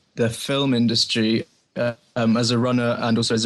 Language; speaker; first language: English; native; English